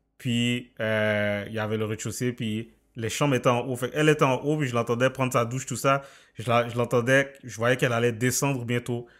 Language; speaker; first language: French; native; French